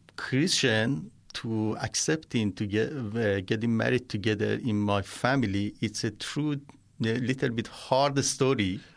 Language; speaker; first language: English; non-native, learner; Persian